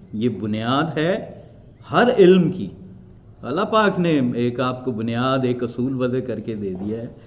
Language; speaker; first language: Urdu; non-native, local second language; Punjabi